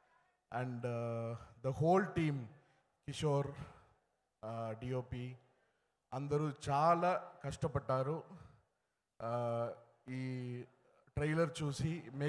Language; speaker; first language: Telugu; native; Telugu